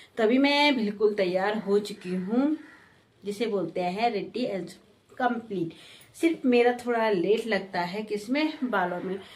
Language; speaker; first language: Hindi; non-native, local second language; Garhwali